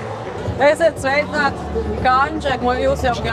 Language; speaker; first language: Latvian; native; Latvian